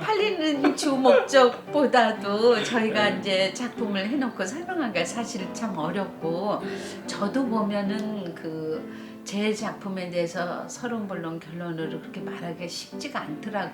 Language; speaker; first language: Korean; native; Korean